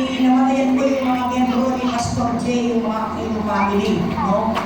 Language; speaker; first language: Filipino; native; Filipino